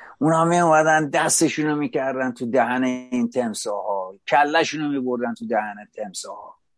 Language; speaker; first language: Persian; native; Persian